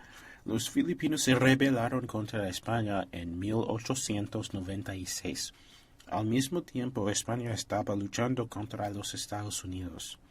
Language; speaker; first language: Spanish; non-native, learner; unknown